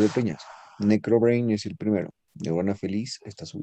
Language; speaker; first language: Spanish; native; Spanish